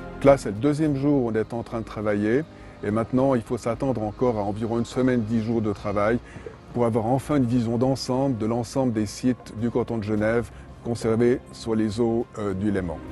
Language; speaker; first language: French; native; French